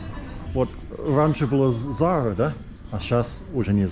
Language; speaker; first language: Russian; non-native, learner; English